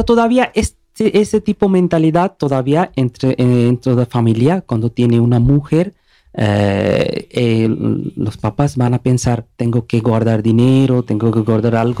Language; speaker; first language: Spanish; non-native, learner; Bangla